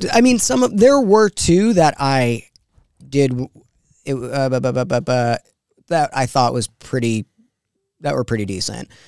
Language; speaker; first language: English; native; English